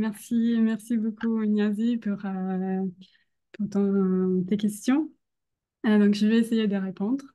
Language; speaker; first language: French; non-native, fluent; Italian